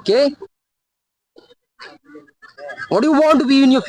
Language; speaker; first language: English; non-native, fluent; Hindi